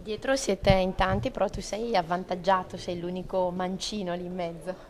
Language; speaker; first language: Italian; native; Italian